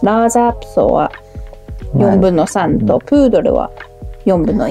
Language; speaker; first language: Japanese; non-native, learner; English